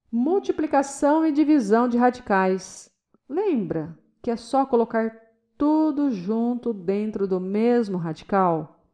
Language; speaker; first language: Portuguese; native; Portuguese